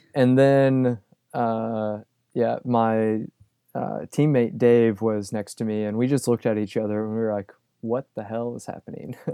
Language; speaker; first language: English; native; English